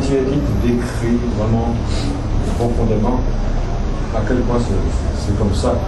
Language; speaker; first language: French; non-native, fluent; Japanese